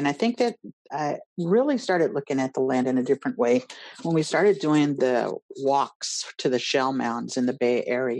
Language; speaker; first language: English; native; English